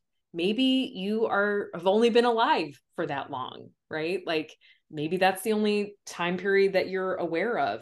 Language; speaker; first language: English; native; English